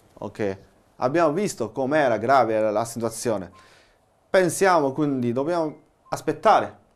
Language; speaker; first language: Italian; non-native, learner; Chinese